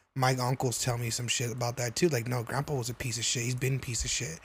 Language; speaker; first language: English; native; English